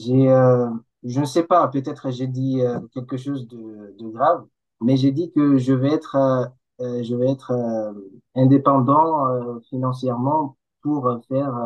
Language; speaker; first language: French; non-native, local second language; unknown